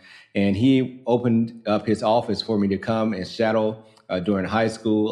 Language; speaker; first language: English; native; English